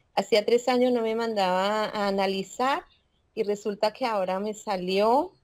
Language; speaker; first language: Spanish; native; Spanish